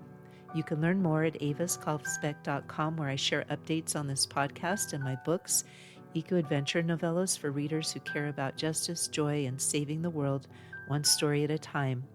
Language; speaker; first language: English; native; English